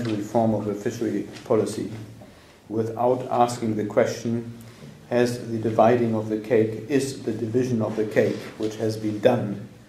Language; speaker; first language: English; non-native, fluent; German